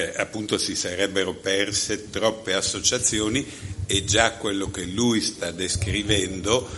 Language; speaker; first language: Italian; native; Italian